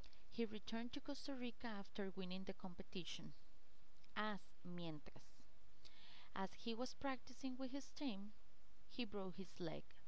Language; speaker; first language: English; non-native, fluent; Spanish